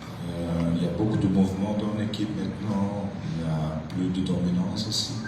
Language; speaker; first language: French; non-native, fluent; Dutch